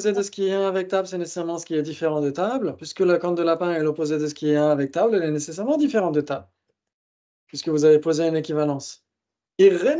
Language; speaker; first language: French; native; French